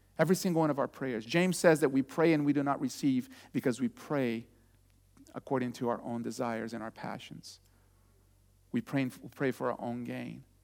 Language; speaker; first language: English; non-native, fluent; Portuguese